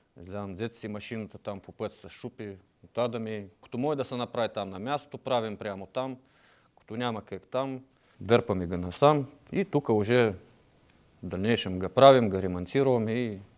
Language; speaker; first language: Bulgarian; native; Bulgarian